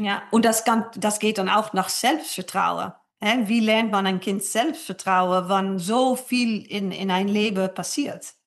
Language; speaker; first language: German; non-native, fluent; Dutch